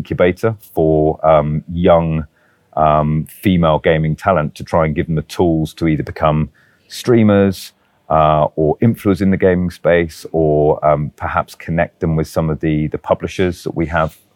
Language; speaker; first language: English; native; English